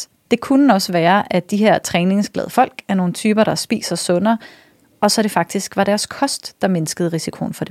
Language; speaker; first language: Danish; native; Danish